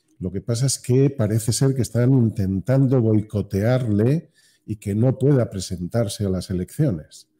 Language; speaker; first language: Spanish; native; Spanish